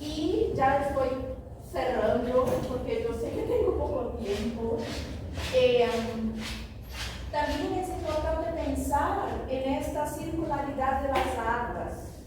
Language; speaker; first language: Spanish; non-native, fluent; Portuguese